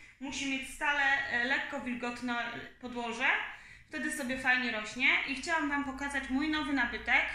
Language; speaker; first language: Polish; native; Polish